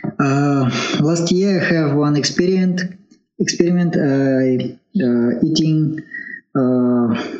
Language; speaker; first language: English; non-native, learner; Russian